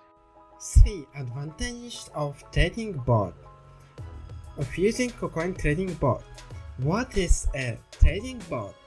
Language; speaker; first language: English; non-native, learner; Russian